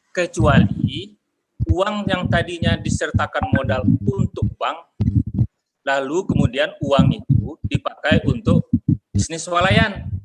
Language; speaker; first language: Indonesian; non-native, local second language; Minangkabau